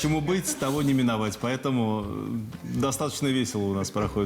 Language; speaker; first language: Russian; native; Russian